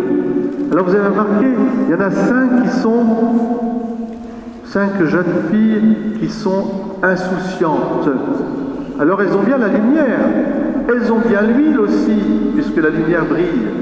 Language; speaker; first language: French; native; French